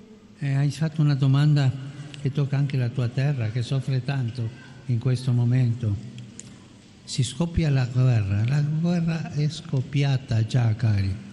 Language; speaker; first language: Italian; non-native, fluent; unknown